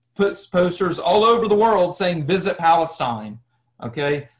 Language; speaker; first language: English; native; English